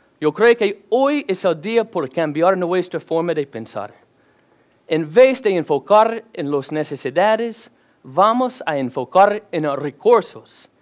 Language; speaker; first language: Spanish; non-native, learner; English